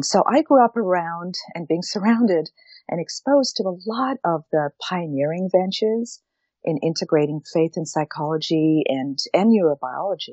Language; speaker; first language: English; native; English